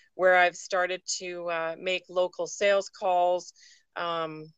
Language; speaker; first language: English; native; English